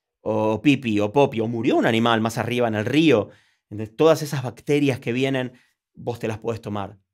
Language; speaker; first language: Spanish; native; Spanish